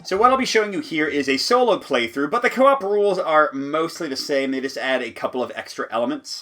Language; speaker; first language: English; native; English